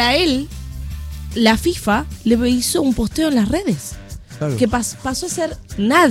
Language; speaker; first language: Spanish; native; Spanish